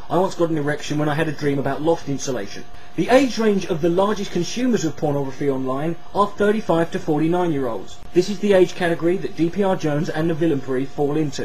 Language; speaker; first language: English; native; English